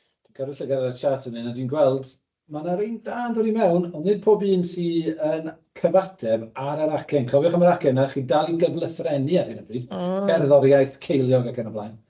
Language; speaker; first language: Welsh; native; Welsh